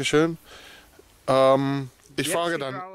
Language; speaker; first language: German; non-native, learner; English